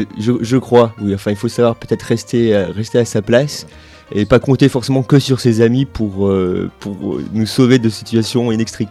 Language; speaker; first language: French; native; French